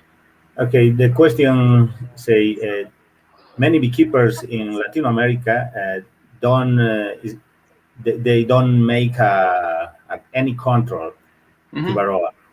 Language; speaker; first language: English; non-native, learner; Spanish